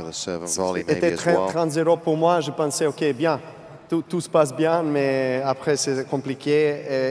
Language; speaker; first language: French; non-native, fluent; Serbian